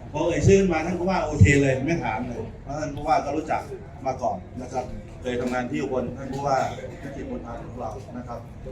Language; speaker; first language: Thai; native; Thai